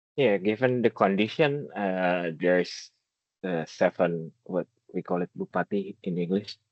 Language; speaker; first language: English; non-native, fluent; Indonesian